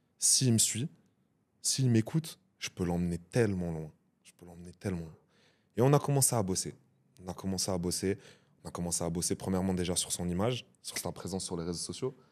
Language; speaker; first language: French; native; French